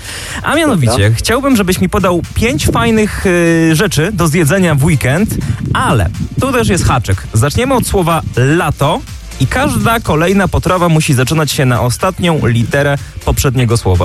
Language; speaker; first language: Polish; native; Polish